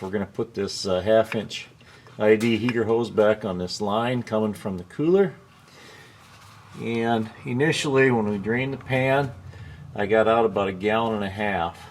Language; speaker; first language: English; native; English